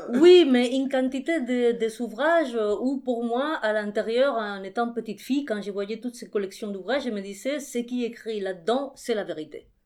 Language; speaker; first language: French; non-native, fluent; Spanish